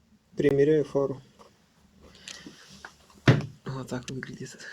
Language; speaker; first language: Russian; native; Russian